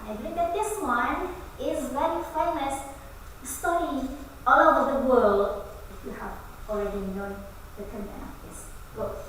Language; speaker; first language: English; non-native, fluent; Indonesian